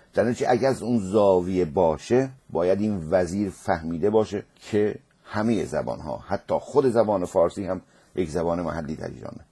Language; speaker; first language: Persian; non-native, local second language; Azerbaijani